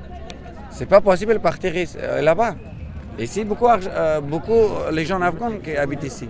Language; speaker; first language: French; non-native, learner; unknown